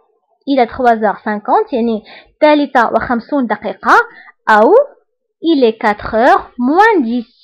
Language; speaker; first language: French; non-native, local second language; Arabic